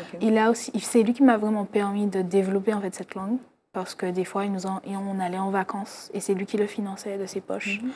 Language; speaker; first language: French; native; French